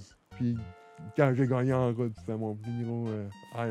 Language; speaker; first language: French; native; French